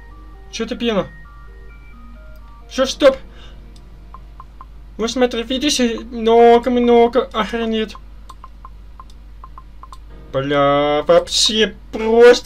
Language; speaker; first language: Russian; non-native, learner; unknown